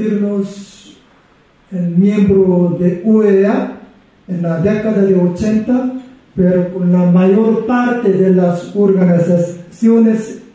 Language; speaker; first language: Spanish; non-native, fluent; Korean